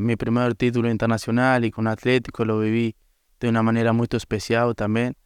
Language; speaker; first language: Portuguese; non-native, learner; Spanish